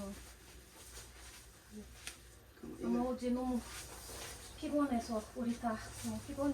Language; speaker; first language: Korean; non-native, learner; English